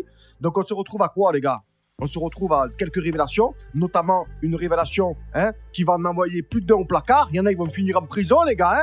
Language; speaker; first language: French; native; French